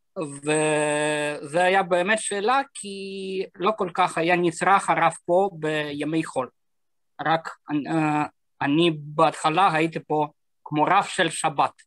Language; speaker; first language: Hebrew; non-native, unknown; Russian